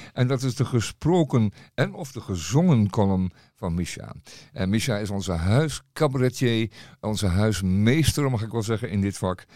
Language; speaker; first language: Dutch; native; Dutch